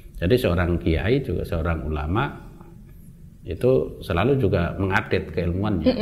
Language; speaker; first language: Indonesian; non-native, local second language; Javanese